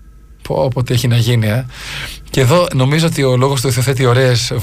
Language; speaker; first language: Greek; native; Greek